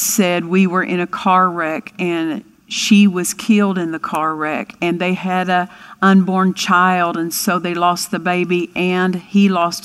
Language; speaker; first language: English; native; English